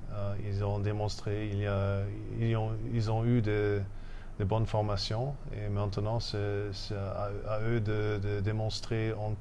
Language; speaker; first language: French; non-native, fluent; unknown